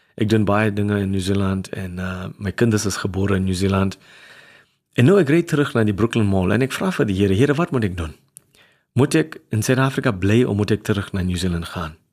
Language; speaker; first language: Afrikaans; non-native, local second language; English